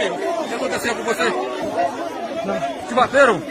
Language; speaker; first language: Portuguese; non-native, learner; Haitian Creole